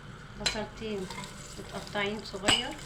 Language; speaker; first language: Arabic; native; Arabic